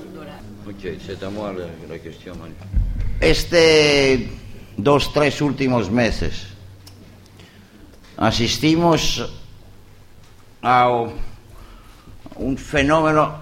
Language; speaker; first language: Spanish; non-native, learner; Greek